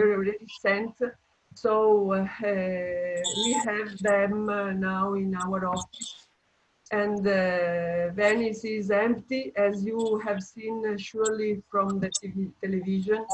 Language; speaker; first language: English; non-native, fluent; Italian